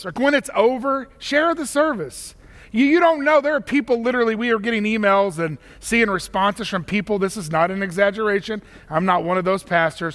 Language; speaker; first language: English; native; English